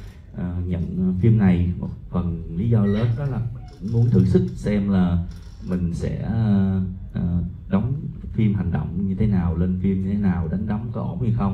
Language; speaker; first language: Vietnamese; native; Vietnamese